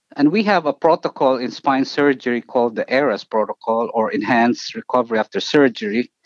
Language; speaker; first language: English; non-native, local second language; Filipino